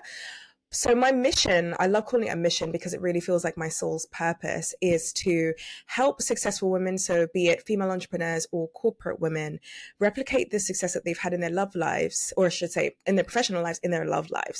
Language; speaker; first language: English; native; English